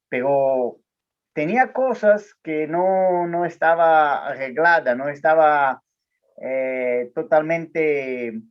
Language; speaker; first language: Spanish; non-native, learner; Portuguese